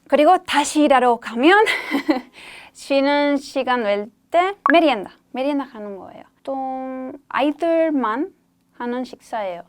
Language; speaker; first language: Korean; non-native, fluent; Spanish